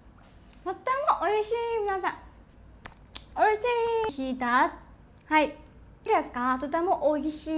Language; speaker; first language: Japanese; non-native, learner; Burmese